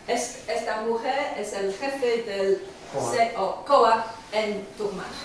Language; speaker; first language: Spanish; non-native, learner; English